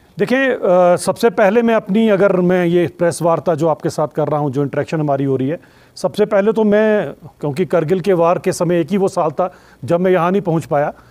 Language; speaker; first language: Hindi; native; Hindi